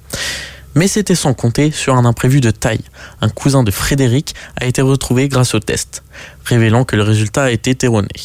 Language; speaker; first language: French; native; French